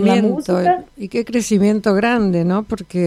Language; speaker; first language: Spanish; native; Spanish